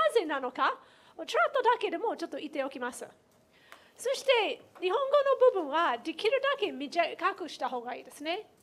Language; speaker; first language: Japanese; non-native, fluent; English